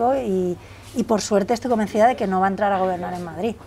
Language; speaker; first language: Spanish; native; Spanish